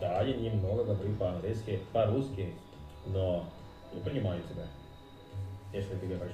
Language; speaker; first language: Russian; non-native, learner; Indonesian